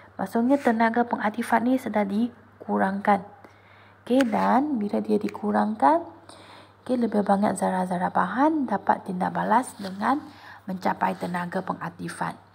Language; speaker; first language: Malay; non-native, local second language; Chinese